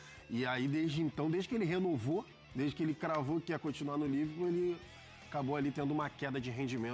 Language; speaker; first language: Portuguese; native; Portuguese